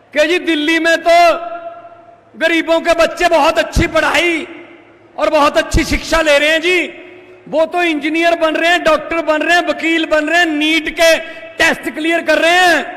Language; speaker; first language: Hindi; native; Hindi